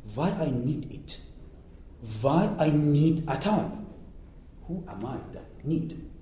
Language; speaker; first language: English; non-native, fluent; Persian